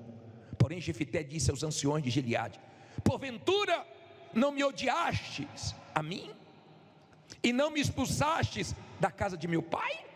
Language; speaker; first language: Portuguese; native; Portuguese